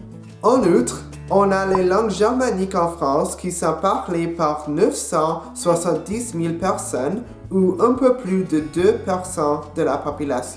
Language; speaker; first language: French; non-native, local second language; English